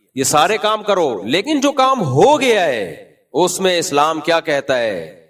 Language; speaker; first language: Urdu; native; Urdu